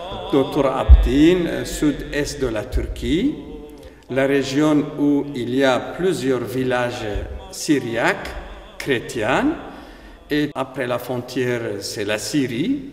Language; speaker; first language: French; non-native, fluent; Aramaic